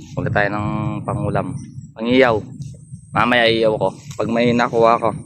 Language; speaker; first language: Filipino; non-native, local second language; Pampanga